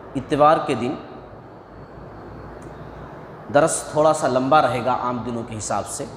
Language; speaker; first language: Urdu; native; Urdu